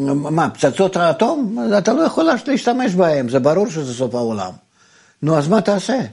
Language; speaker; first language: Hebrew; non-native, fluent; Russian